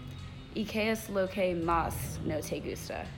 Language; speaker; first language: Spanish; non-native, learner; English